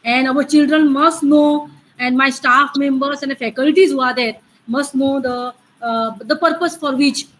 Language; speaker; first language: English; non-native, local second language; Marathi